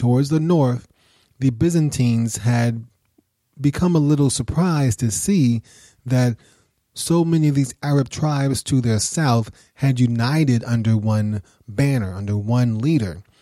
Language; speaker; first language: English; native; English